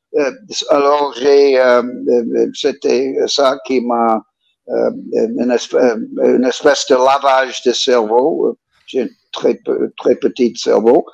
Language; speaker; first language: French; non-native, learner; English